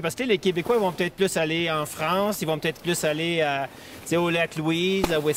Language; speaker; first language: French; native; French